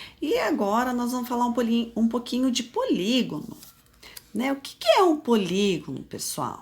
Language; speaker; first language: Portuguese; native; Portuguese